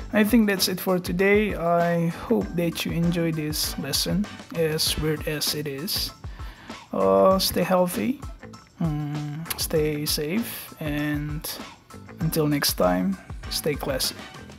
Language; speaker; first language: English; non-native, fluent; Indonesian